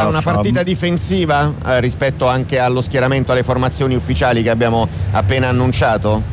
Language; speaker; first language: Italian; native; Italian